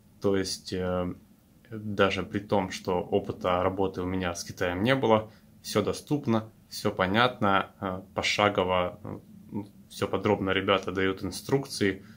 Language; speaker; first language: Russian; native; Russian